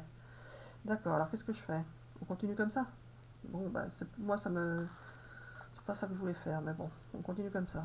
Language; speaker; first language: French; native; French